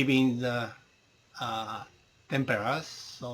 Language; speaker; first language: English; non-native, learner; Japanese